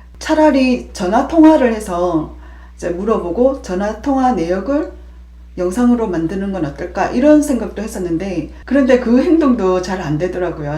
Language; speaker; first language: Korean; native; Korean